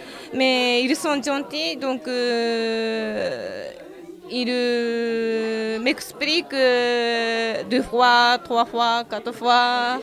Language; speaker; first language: French; non-native, learner; Japanese